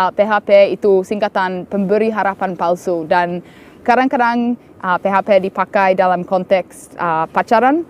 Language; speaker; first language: Indonesian; non-native, fluent; English